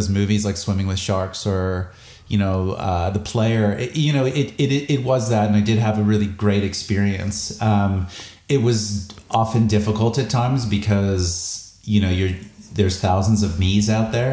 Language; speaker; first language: English; native; English